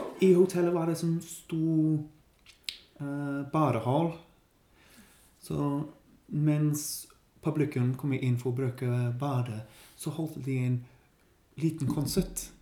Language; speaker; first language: Norwegian; non-native, learner; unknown